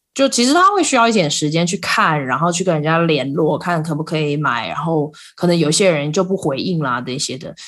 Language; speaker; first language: Chinese; native; Chinese